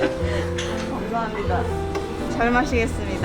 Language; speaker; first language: Korean; non-native, learner; Filipino